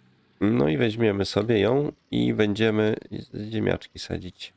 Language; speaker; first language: Polish; native; Polish